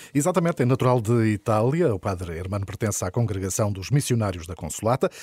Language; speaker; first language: Portuguese; native; Portuguese